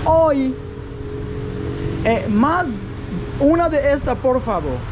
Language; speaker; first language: Spanish; non-native, learner; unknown